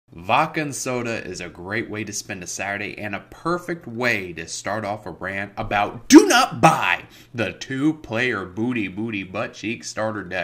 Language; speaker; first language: English; native; English